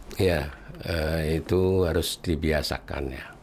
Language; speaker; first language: Indonesian; native; Indonesian